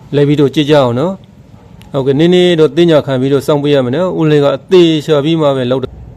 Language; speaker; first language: Burmese; native; Burmese